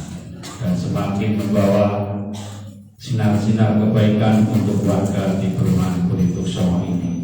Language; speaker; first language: Indonesian; native; Indonesian